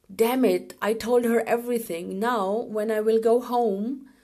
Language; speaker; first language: English; non-native, fluent; Urdu